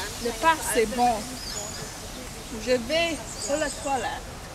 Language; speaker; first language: French; non-native, learner; English